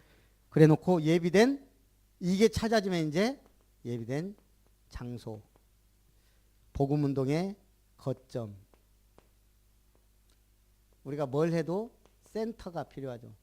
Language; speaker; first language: Korean; native; Korean